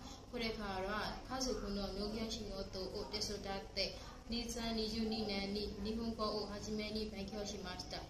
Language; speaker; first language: Japanese; non-native, learner; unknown